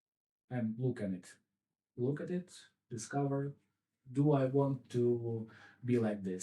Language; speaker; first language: English; non-native, fluent; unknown